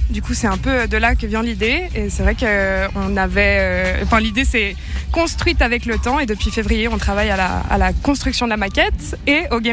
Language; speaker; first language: French; native; French